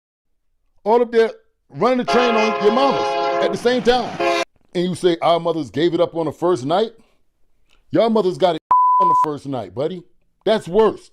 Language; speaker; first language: English; native; English